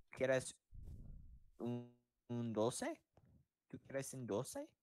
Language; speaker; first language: Spanish; non-native, learner; English